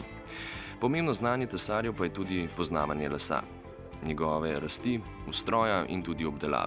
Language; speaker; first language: Slovenian; native; Slovenian